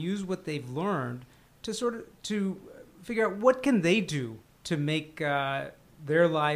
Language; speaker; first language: English; native; English